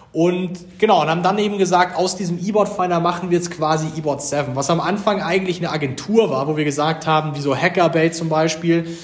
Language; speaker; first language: German; native; German